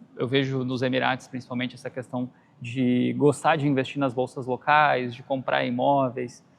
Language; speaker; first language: Portuguese; native; Portuguese